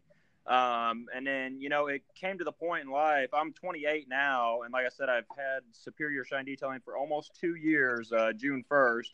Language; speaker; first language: English; native; English